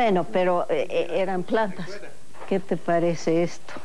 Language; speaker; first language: Spanish; non-native, fluent; English